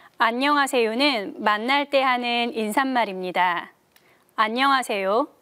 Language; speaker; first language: Korean; native; Korean